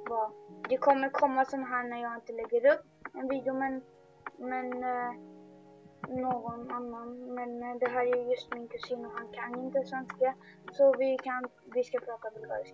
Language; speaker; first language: Swedish; early bilingual, other home language; Bulgarian